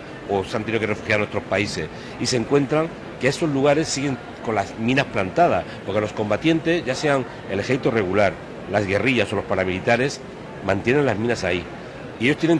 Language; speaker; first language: Spanish; native; Spanish